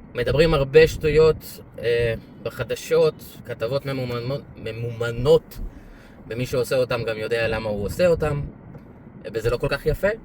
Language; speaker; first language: Hebrew; native; Hebrew